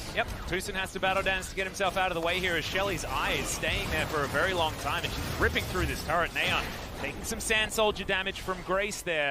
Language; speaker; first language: English; native; English